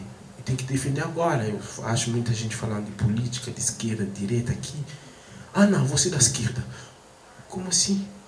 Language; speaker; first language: Portuguese; non-native, fluent; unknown